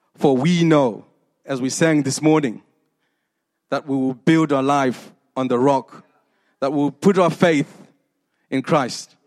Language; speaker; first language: English; non-native, local second language; Shona